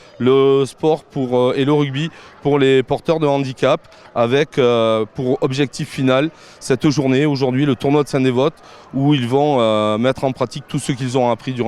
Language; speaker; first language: French; native; French